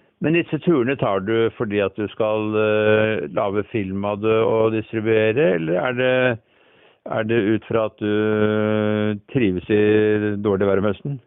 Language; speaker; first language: Norwegian; native; Norwegian